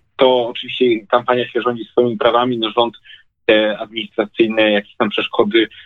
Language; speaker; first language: Polish; native; Polish